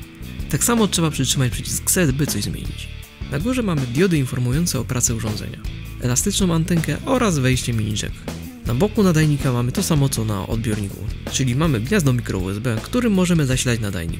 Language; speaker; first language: Polish; native; Polish